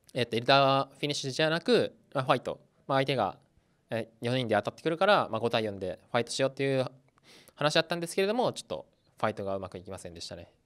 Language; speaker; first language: Japanese; native; Japanese